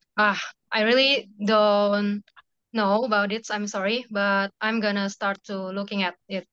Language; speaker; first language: English; non-native, fluent; Indonesian